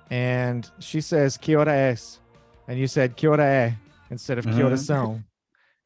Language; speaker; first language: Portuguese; non-native, fluent; English